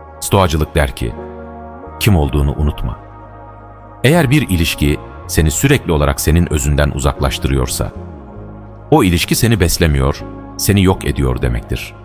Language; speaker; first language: Turkish; native; Turkish